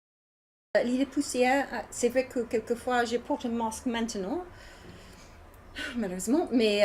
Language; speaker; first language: French; non-native, learner; English